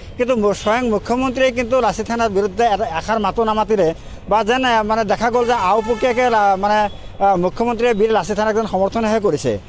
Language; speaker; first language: Assamese; non-native, local second language; Bangla